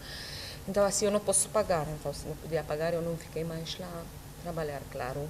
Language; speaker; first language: Portuguese; non-native, learner; Romanian